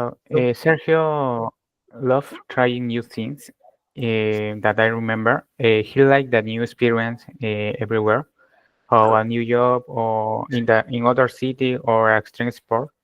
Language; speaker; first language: English; non-native, learner; Spanish